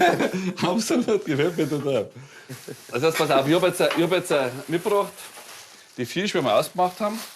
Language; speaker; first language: German; native; German